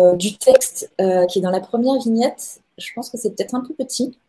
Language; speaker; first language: French; native; French